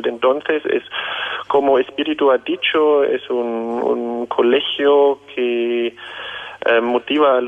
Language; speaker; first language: Spanish; non-native, fluent; German